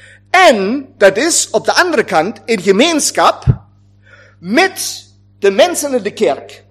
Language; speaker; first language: Dutch; non-native, fluent; German